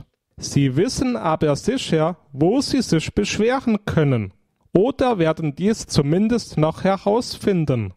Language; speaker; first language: German; native; German